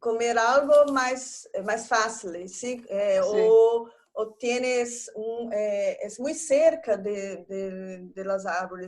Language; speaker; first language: Spanish; non-native, learner; Portuguese